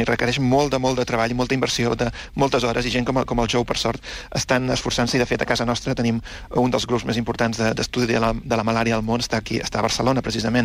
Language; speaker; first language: Catalan; native; Catalan